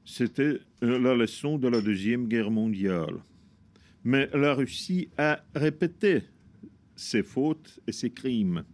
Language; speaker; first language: French; non-native, fluent; Russian